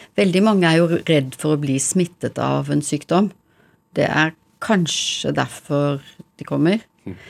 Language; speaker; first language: Norwegian; early bilingual, heritage; English